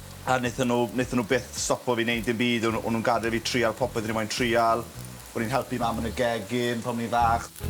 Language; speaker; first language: Welsh; native; Welsh